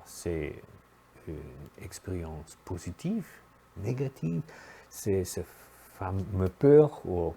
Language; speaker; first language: French; non-native, fluent; German